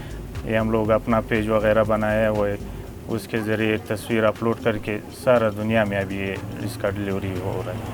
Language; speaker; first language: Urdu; non-native, local second language; Pashto